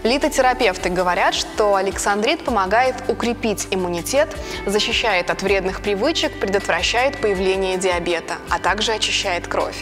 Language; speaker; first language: Russian; native; Russian